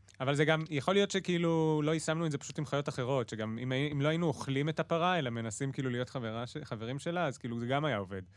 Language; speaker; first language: Hebrew; native; Hebrew